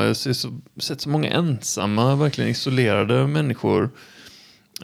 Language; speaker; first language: Swedish; native; Swedish